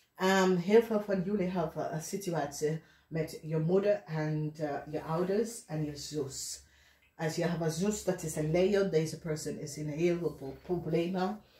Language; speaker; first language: Dutch; non-native, learner; English